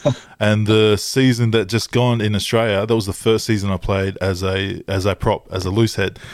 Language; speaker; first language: English; early bilingual, other home language; Tongan